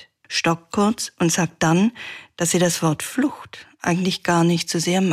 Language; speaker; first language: German; native; German